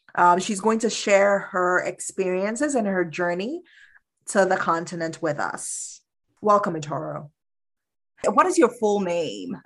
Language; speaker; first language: English; early bilingual, other home language; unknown